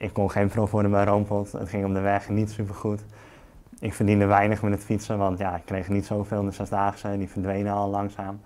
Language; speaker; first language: Dutch; native; Dutch